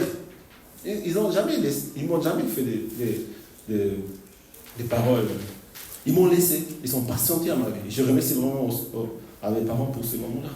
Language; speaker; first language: French; non-native, fluent; Korean